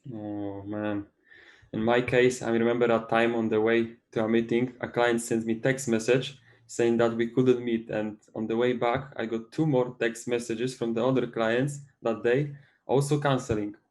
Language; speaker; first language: English; non-native, fluent; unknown